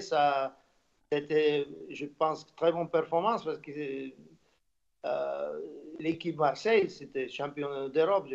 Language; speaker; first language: French; non-native, fluent; Slovak